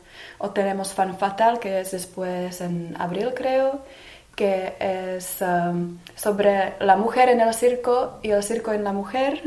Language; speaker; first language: Spanish; non-native, fluent; Czech